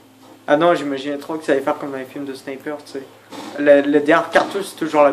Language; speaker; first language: French; native; French